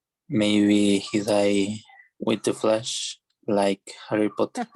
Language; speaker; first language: English; non-native, learner; Spanish